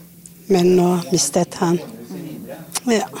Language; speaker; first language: Norwegian; non-native, learner; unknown